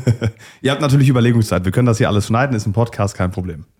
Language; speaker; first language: German; native; German